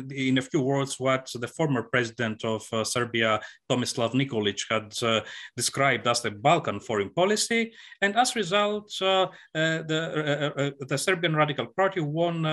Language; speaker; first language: English; non-native, fluent; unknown